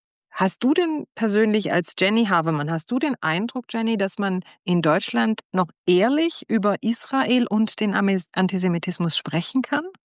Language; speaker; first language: German; native; German